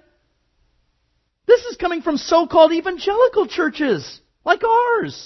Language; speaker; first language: English; native; English